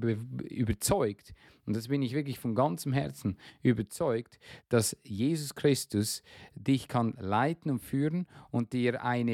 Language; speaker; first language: German; non-native, fluent; English